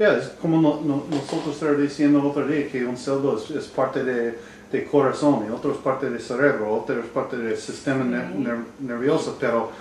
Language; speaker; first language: Spanish; non-native, learner; English